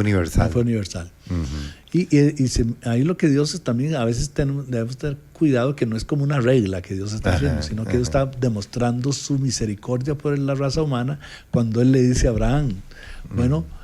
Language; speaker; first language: Spanish; native; Spanish